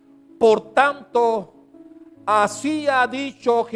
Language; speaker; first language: Spanish; native; Spanish